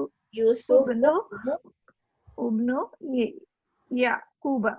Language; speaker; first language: Arabic; non-native, learner; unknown